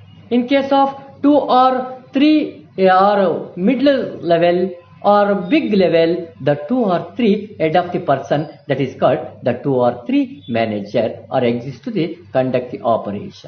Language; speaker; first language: English; non-native, local second language; Kannada